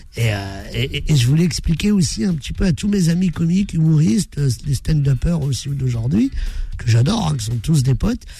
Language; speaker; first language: French; early bilingual, other home language; Arabic